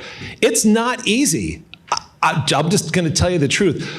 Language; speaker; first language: English; native; English